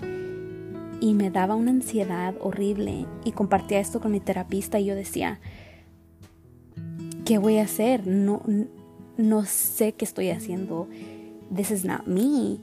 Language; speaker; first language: Spanish; early bilingual, heritage; Spanish